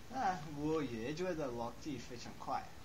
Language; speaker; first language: Chinese; non-native, learner; English